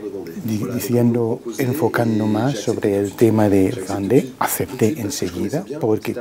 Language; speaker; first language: Spanish; non-native, fluent; French